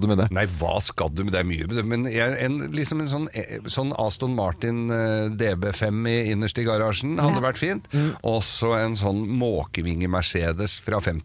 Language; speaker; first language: Norwegian; native; Norwegian